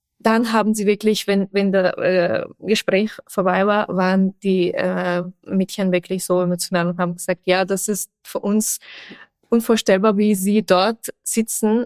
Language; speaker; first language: German; non-native, fluent; Persian